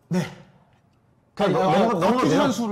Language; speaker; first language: Korean; native; Korean